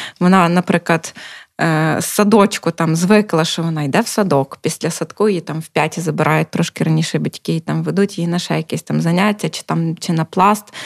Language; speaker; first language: Ukrainian; native; Ukrainian